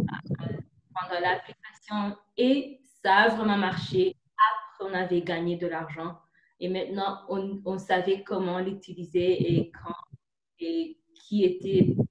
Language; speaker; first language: French; non-native, fluent; Kinyarwanda